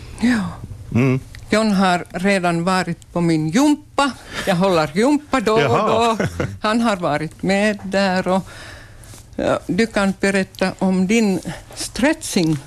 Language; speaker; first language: Swedish; non-native, local second language; Finnish